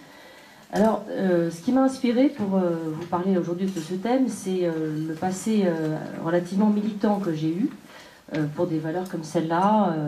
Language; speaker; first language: French; native; French